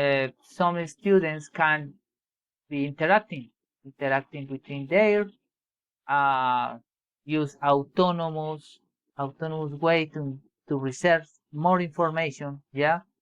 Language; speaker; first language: English; non-native, learner; Spanish